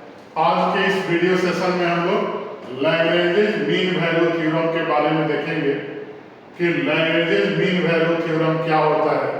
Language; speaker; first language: Hindi; native; Hindi